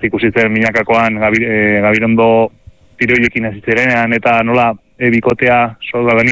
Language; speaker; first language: Basque; native; Basque